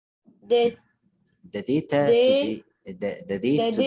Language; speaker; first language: English; non-native, fluent; Arabic